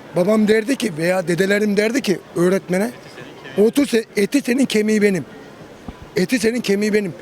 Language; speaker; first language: Turkish; native; Turkish